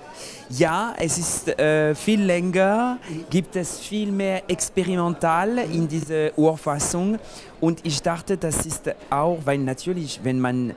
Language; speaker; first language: German; non-native, fluent; French